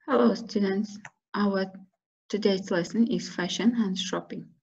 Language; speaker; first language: English; non-native, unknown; Kazakh